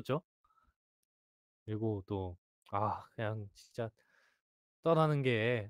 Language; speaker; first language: Korean; native; Korean